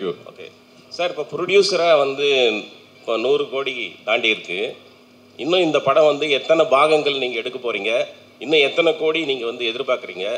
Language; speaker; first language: Tamil; native; Tamil